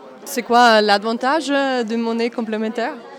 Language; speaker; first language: French; non-native, fluent; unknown